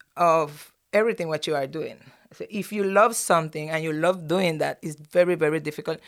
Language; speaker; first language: English; non-native, fluent; Spanish